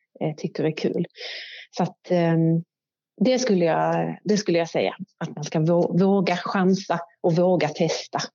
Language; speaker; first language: Swedish; native; Swedish